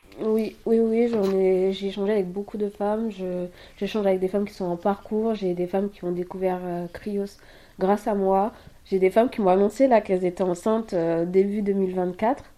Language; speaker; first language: French; early bilingual, other home language; Haitian Creole